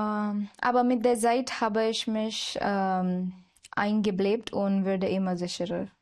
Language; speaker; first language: German; non-native, learner; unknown